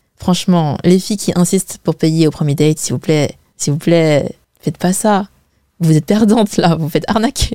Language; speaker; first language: French; early bilingual, other home language; Wu Chinese